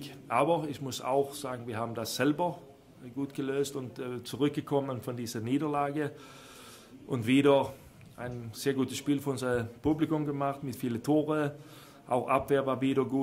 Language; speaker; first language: German; non-native, fluent; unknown